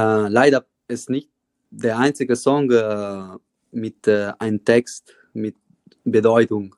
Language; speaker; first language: German; non-native, fluent; Italian